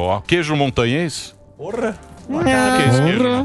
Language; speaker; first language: Portuguese; native; Portuguese